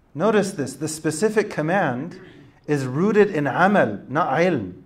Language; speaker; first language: English; native; English